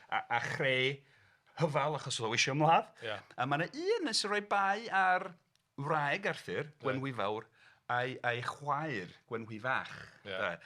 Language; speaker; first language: Welsh; native; Welsh